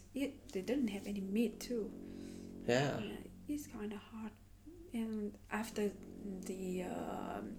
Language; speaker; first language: English; non-native, learner; Vietnamese